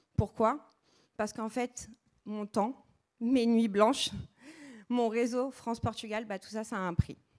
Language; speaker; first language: French; early bilingual, other home language; Portuguese